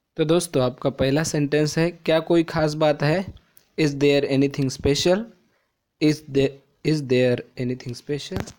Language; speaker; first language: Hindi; non-native, local second language; Marathi